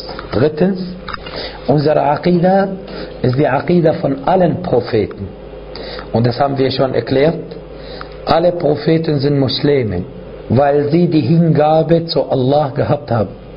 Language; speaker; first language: German; non-native, fluent; Arabic